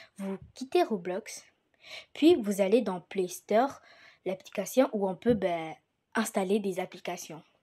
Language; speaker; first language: French; native; French